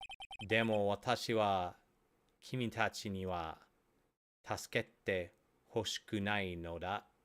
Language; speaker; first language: Japanese; non-native, learner; English